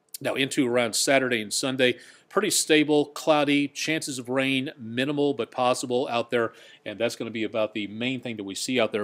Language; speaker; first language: English; native; English